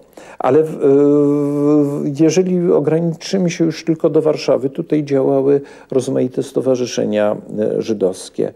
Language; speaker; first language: Polish; native; Polish